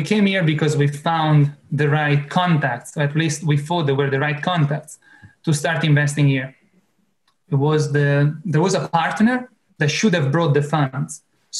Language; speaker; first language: English; non-native, fluent; Italian